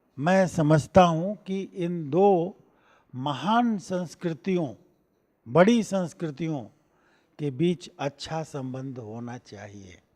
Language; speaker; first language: Hindi; native; Hindi